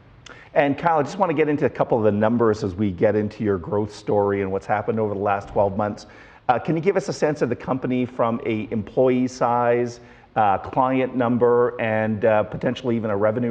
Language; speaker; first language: English; native; English